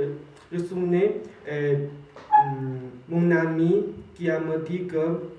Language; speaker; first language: French; non-native, learner; Chinese